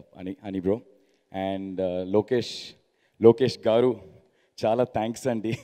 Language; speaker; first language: Telugu; non-native, learner; Tamil